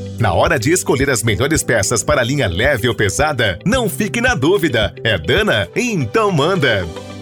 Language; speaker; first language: Portuguese; native; Portuguese